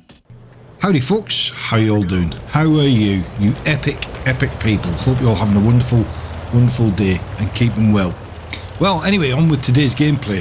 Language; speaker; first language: English; native; English